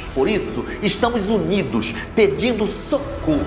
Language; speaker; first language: Portuguese; native; Portuguese